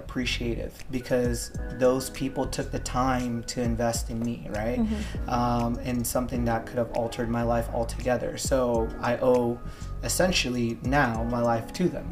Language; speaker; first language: English; native; English